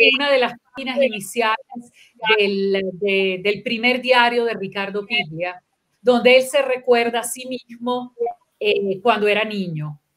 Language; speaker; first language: Spanish; non-native, local second language; Italian